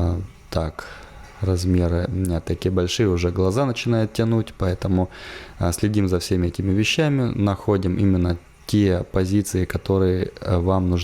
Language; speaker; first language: Russian; native; Russian